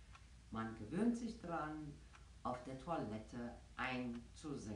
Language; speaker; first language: German; non-native, fluent; Afrikaans